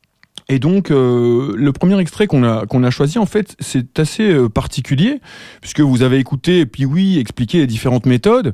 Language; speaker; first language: French; native; French